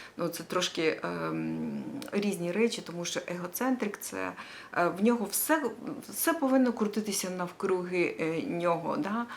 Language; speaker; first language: Ukrainian; non-native, local second language; Russian